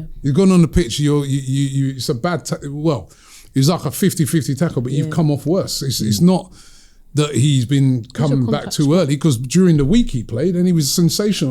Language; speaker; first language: English; native; English